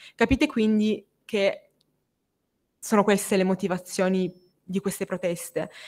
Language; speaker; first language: Italian; native; Italian